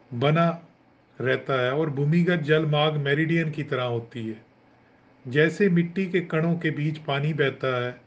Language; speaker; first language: Hindi; non-native, local second language; Punjabi